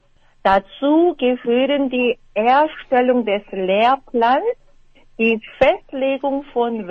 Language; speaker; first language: German; non-native, fluent; Korean